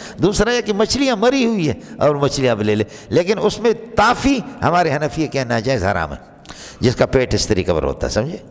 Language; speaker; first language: Urdu; non-native, local second language; Baluchi